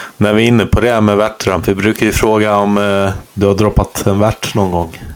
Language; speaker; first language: Swedish; native; Swedish